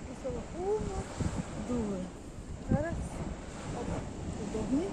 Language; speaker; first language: Italian; non-native, learner; Russian